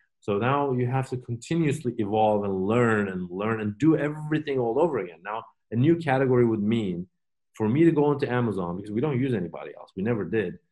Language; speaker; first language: English; non-native, fluent; Turkish